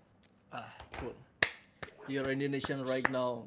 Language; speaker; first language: English; non-native, learner; Indonesian